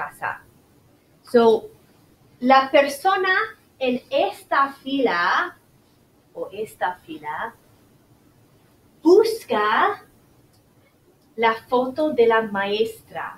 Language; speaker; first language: Spanish; non-native, learner; English